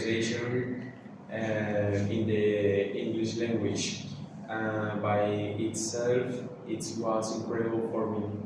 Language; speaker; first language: English; non-native, learner; Spanish